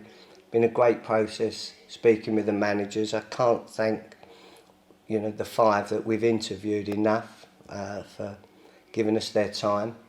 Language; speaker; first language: English; native; English